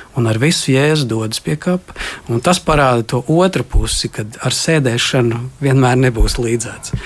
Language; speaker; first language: Latvian; native; Latvian